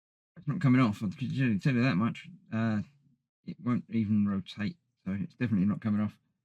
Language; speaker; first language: English; native; English